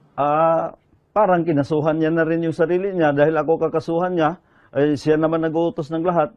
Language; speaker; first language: Filipino; native; Filipino